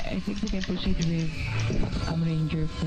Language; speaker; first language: English; non-native, local second language; Filipino